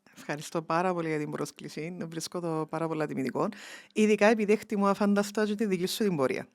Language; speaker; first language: Greek; early bilingual, heritage; Greek